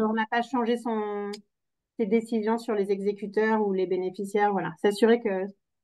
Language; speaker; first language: French; native; French